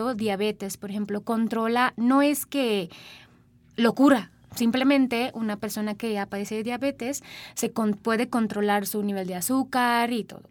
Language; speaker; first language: Spanish; non-native, fluent; Sinhala